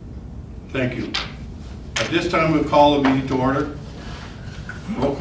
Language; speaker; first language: English; native; English